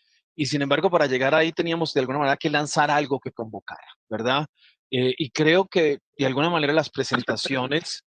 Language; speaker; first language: Spanish; native; Spanish